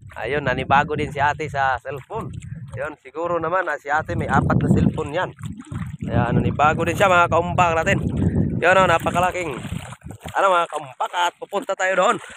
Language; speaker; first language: Filipino; non-native, local second language; Cebuano